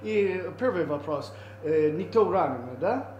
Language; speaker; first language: Russian; non-native, learner; English